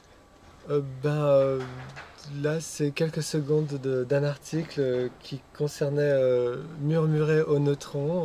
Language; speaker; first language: French; native; French